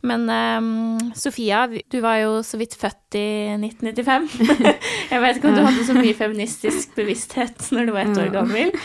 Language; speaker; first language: Norwegian; native; Norwegian